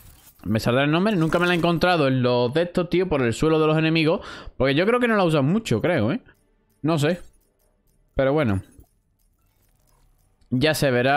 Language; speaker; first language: Spanish; native; Spanish